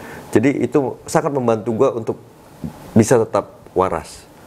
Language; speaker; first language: Indonesian; native; Indonesian